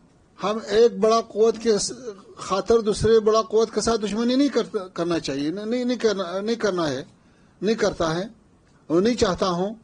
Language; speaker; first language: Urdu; non-native, fluent; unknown